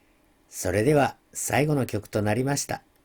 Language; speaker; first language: Japanese; native; Japanese